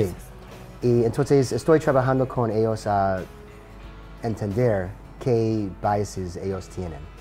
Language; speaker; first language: Spanish; non-native, learner; English